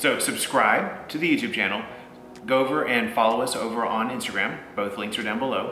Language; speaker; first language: English; native; English